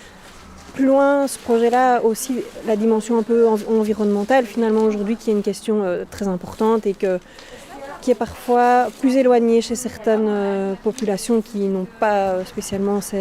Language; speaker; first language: French; native; French